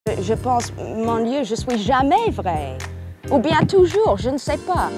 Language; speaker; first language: French; non-native, fluent; Italian